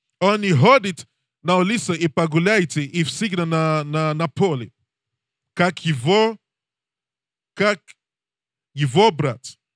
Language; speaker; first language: Russian; non-native, learner; English